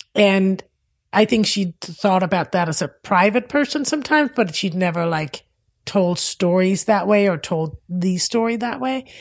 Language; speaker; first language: English; non-native, fluent; Danish